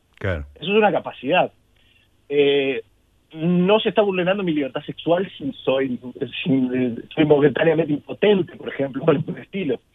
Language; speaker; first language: Spanish; native; Spanish